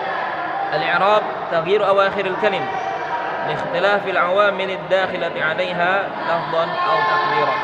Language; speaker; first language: Arabic; non-native, fluent; Indonesian